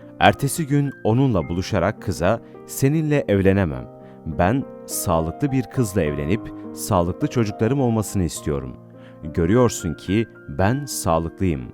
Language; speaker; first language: Turkish; native; Turkish